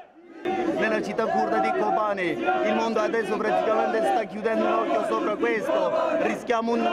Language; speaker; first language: Italian; non-native, fluent; Kurdish